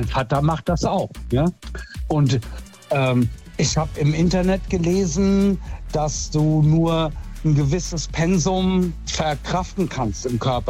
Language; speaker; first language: German; native; German